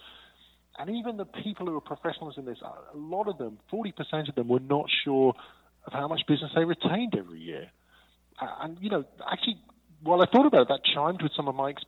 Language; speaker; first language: English; native; English